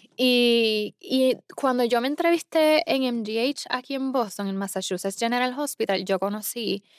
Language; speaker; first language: Spanish; native; Spanish